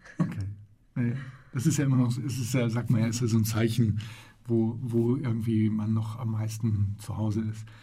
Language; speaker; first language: German; native; German